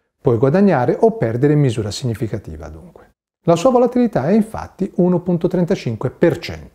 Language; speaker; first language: Italian; native; Italian